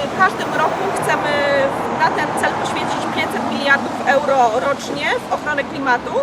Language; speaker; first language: Polish; native; Polish